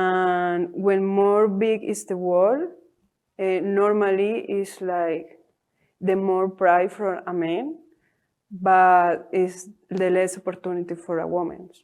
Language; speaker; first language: English; non-native, learner; Spanish